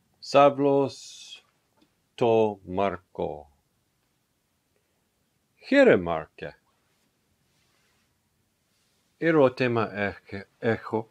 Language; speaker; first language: Greek; non-native, learner; English